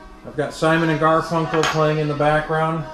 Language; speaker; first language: English; native; English